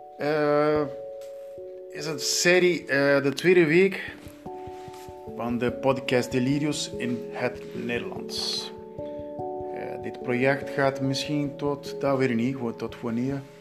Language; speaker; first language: Dutch; non-native, learner; Portuguese